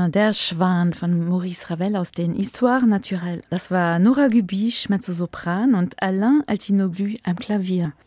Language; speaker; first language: German; native; German